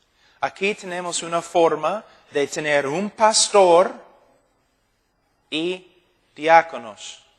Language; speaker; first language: Spanish; non-native, fluent; English